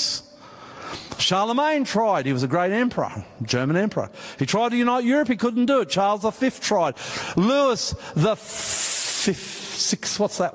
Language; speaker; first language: English; native; English